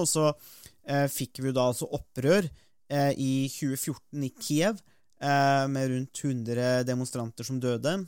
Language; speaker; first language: Norwegian; native; Norwegian